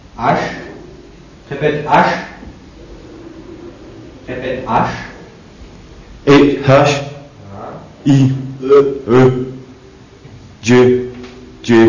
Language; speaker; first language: French; native; French